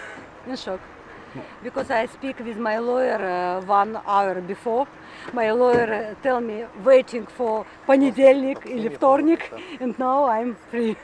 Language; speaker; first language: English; non-native, learner; Russian